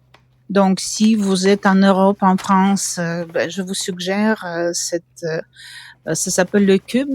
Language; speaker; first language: French; non-native, fluent; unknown